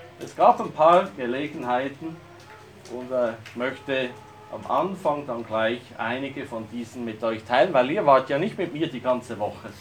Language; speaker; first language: German; native; German